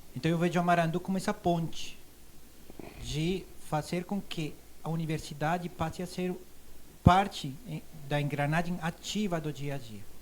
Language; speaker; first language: Portuguese; non-native, fluent; Spanish